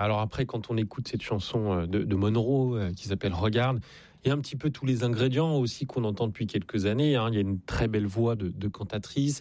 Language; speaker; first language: French; native; French